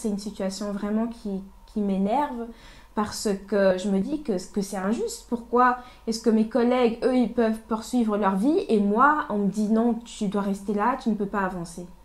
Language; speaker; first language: French; early bilingual, other home language; Portuguese